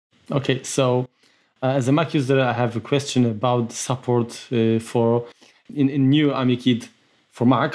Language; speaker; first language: English; non-native, fluent; Polish